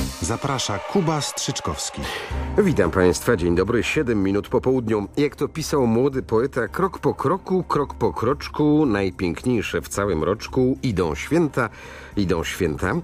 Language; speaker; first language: Polish; native; Polish